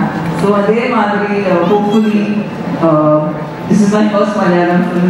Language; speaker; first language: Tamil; non-native, fluent; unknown